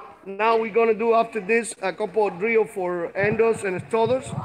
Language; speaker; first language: English; non-native, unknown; Spanish